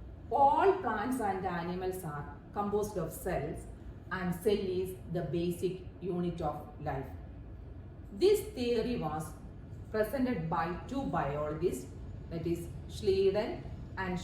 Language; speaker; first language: English; non-native, local second language; Malayalam